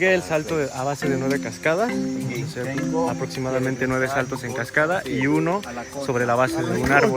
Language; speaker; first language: Spanish; native; Spanish